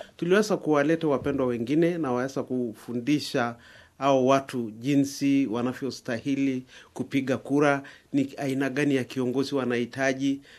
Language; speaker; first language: Swahili; non-native, local second language; Masai